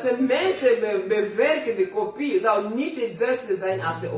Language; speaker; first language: Dutch; non-native, learner; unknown